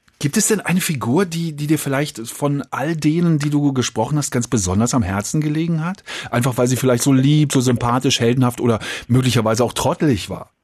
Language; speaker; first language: German; native; German